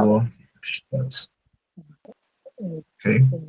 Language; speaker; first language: German; non-native, fluent; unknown